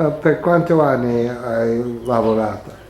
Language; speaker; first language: Italian; early bilingual, heritage; English